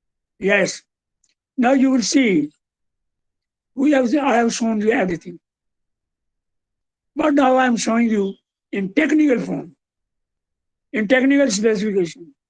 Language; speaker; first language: English; non-native, local second language; Hindi